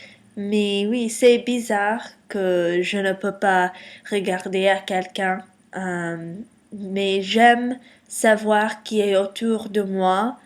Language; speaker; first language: French; non-native, learner; English